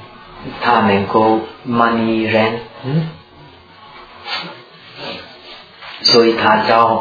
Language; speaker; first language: Chinese; non-native, fluent; Czech